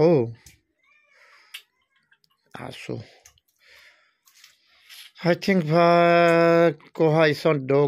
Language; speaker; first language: Filipino; non-native, learner; Punjabi